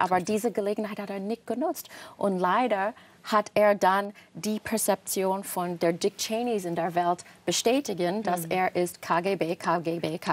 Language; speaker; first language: German; non-native, fluent; English